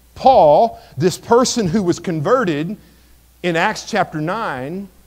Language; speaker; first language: English; native; English